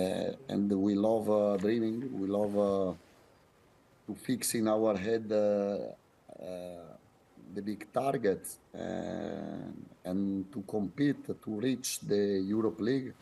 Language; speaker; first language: English; non-native, fluent; Italian